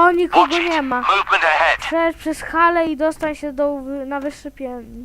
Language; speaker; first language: Polish; native; Polish